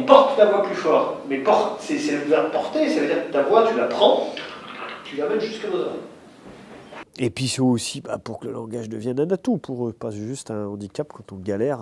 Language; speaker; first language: French; native; French